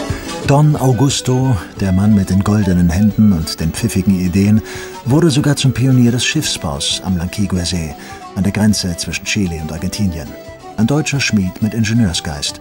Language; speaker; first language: German; native; German